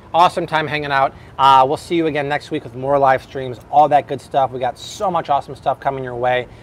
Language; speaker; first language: English; native; English